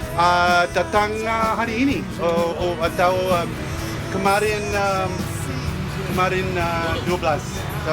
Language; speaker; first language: Indonesian; non-native, learner; English